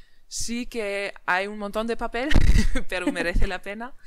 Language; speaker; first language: Spanish; non-native, fluent; German